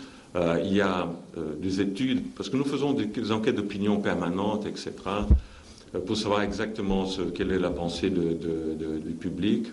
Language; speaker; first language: French; non-native, fluent; Portuguese